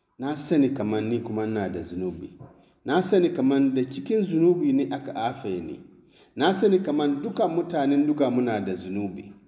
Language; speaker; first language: Hausa; non-native, local second language; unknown